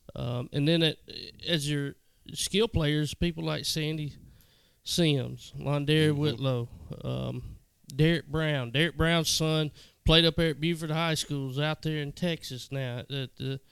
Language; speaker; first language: English; native; English